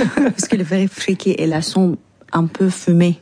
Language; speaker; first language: French; non-native, learner; Arabic